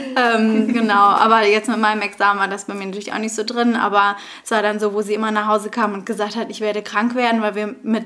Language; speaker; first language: German; native; German